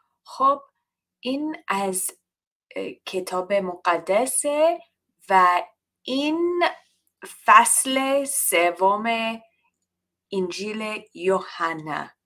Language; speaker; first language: Persian; non-native, learner; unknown